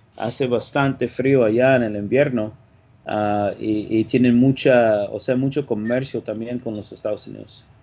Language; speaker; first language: Spanish; non-native, fluent; English